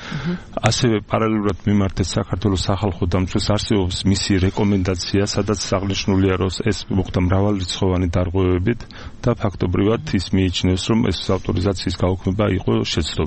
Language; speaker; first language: Georgian; native; Georgian